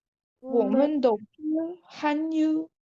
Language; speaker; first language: Chinese; non-native, learner; Urdu